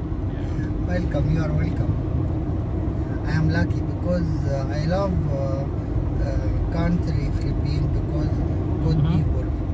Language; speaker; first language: English; non-native, learner; Arabic